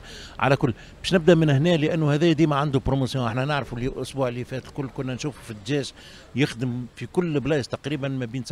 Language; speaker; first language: Arabic; native; Arabic